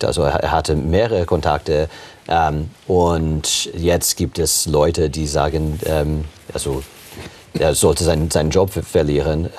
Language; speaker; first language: German; non-native, fluent; English